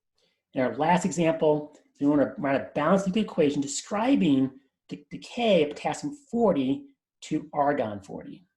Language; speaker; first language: English; native; English